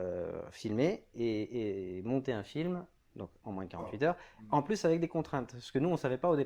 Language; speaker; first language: French; native; French